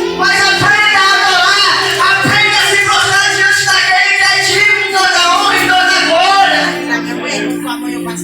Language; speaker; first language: Portuguese; native; Portuguese